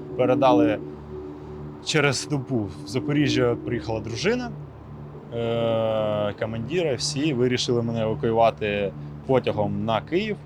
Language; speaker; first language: Ukrainian; non-native, local second language; Russian